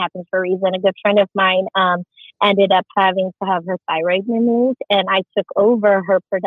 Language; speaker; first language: English; early bilingual, other home language; Filipino